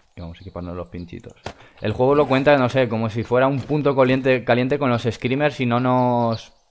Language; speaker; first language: Spanish; non-native, fluent; Russian